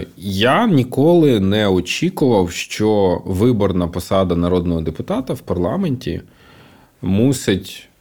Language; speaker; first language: Ukrainian; non-native, local second language; Russian